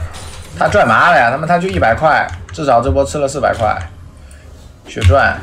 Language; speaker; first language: Chinese; native; Chinese